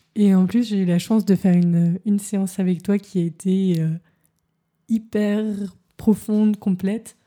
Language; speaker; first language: French; native; French